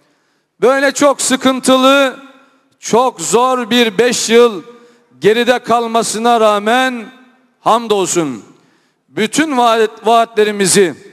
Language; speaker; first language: Turkish; native; Turkish